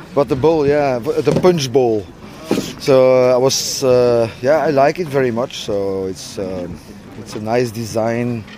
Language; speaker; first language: English; non-native, learner; French